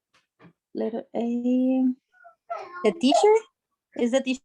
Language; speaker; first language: English; non-native, learner; Spanish